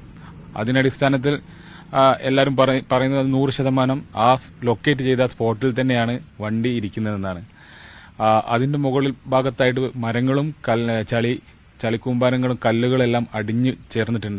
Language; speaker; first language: Malayalam; native; Malayalam